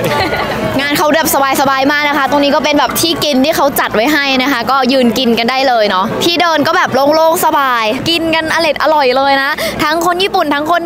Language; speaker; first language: Thai; native; Thai